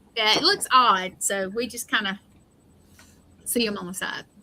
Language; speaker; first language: English; native; English